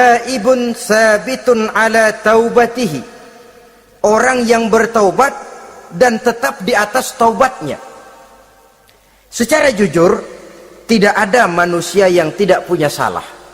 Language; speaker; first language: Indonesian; native; Indonesian